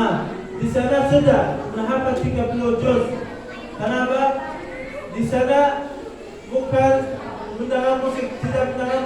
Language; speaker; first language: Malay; non-native, learner; Arabic